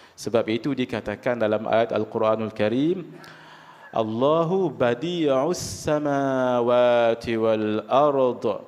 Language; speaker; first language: Malay; native; Malay